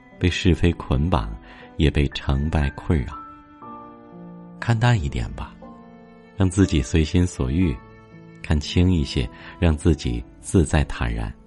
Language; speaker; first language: Chinese; native; Chinese